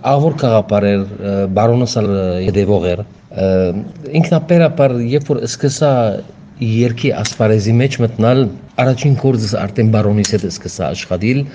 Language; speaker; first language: Armenian; early bilingual, heritage; Armenian